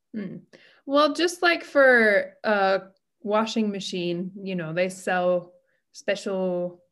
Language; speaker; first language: English; native; English